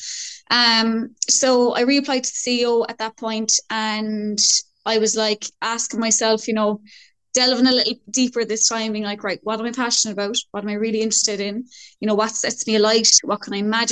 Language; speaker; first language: English; native; English